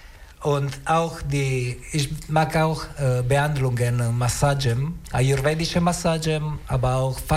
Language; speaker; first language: German; non-native, learner; Italian